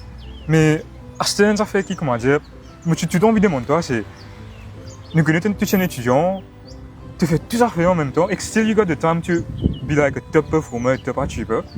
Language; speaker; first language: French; non-native, local second language; Morisyen